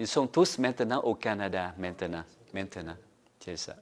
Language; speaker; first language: French; non-native, fluent; Vietnamese